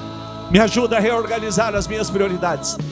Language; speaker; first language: Portuguese; native; Portuguese